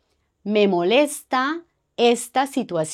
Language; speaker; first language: Spanish; non-native, fluent; French